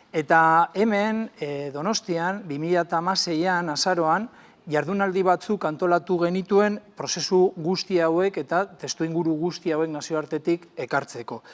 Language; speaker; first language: Basque; native; Basque